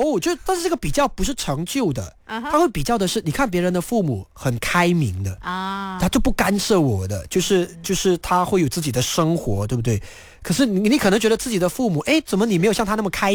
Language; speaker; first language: Chinese; native; Chinese